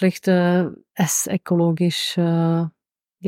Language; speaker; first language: German; non-native, fluent; Czech